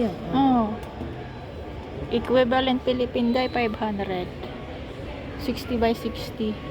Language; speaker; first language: English; non-native, learner; Filipino